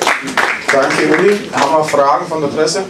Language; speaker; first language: German; native; German